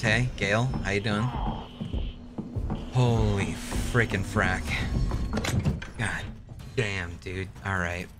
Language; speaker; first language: English; native; English